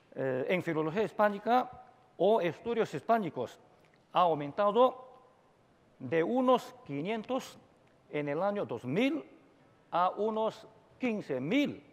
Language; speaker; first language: Spanish; non-native, fluent; Chinese